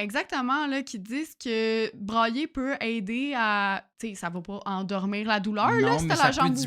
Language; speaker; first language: French; native; French